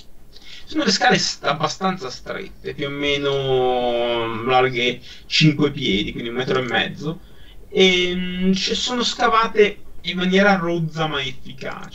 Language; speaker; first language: Italian; native; Italian